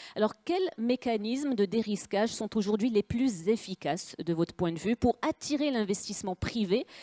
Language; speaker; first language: French; non-native, local second language; Arabic